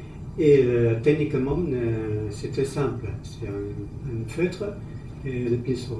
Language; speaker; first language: French; non-native, learner; Spanish